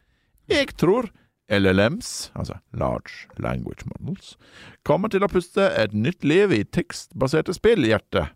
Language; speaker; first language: Norwegian; native; Norwegian